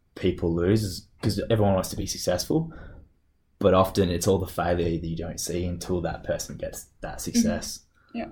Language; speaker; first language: English; native; English